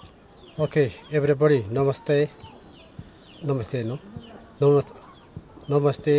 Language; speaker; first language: English; non-native, learner; Nepali